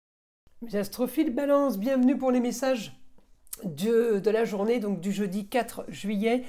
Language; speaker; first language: French; native; French